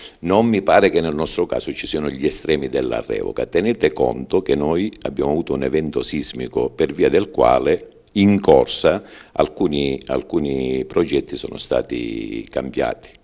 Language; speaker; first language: Italian; native; Italian